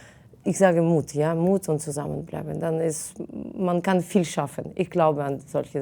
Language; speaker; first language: German; non-native, fluent; Russian